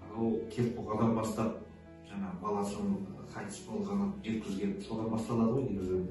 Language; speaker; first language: Kazakh; native; Kazakh